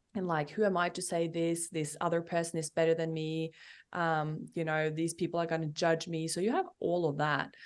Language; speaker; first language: English; non-native, fluent; Norwegian